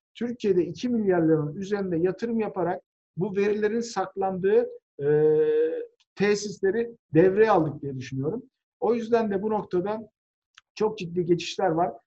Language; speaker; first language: Turkish; native; Turkish